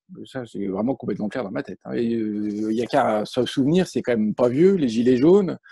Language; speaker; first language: French; native; French